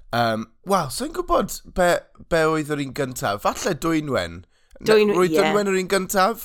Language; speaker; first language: Welsh; non-native, local second language; English